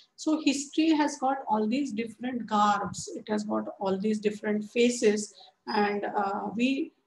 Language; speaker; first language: English; non-native, local second language; Marathi